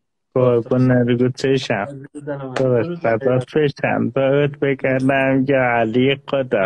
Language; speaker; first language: Persian; non-native, local second language; Azerbaijani